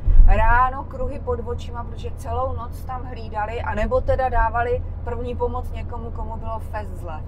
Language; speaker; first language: Czech; native; Czech